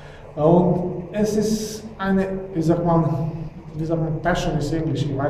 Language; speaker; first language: German; non-native, fluent; Slovenian